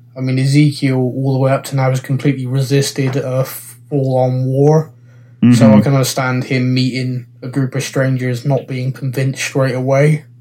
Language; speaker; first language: English; native; English